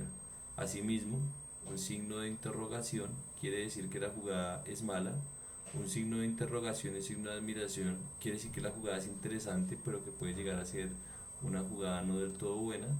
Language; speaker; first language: Spanish; native; Spanish